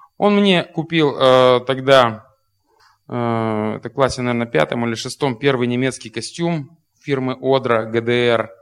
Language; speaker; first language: Russian; native; Russian